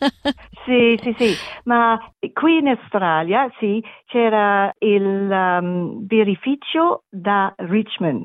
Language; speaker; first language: Italian; non-native, learner; German